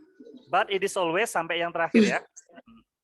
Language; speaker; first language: Indonesian; native; Indonesian